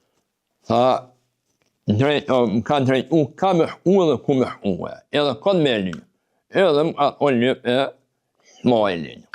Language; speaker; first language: Albanian; native; Albanian